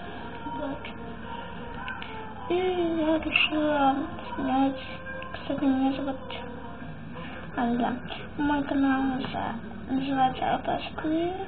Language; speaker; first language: Russian; early bilingual, heritage; Russian